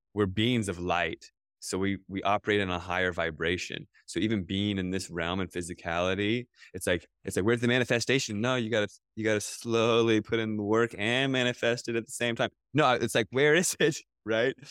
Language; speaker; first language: English; native; English